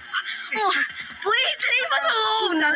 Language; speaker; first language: English; native; English